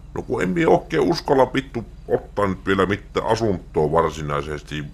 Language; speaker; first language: Finnish; native; Finnish